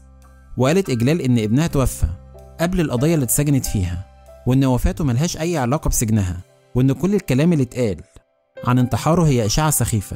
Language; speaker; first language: Arabic; native; Arabic